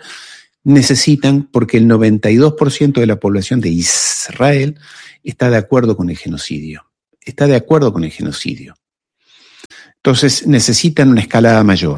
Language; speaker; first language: Spanish; native; Spanish